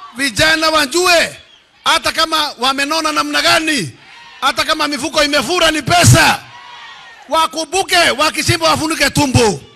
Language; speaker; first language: Swahili; non-native, local second language; Kikuyu